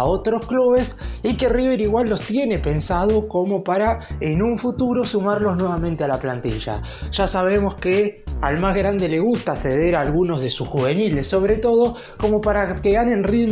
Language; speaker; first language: Spanish; native; Spanish